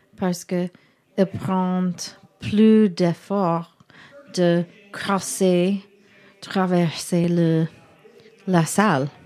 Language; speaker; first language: French; non-native, learner; English